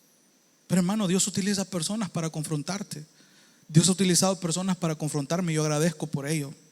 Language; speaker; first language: Spanish; native; Spanish